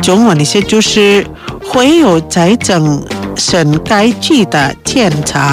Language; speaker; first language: Chinese; non-native, local second language; Indonesian